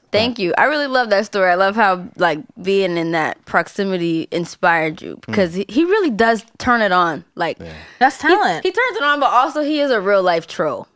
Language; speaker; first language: English; native; English